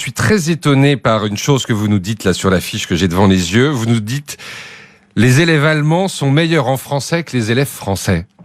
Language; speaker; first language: French; native; French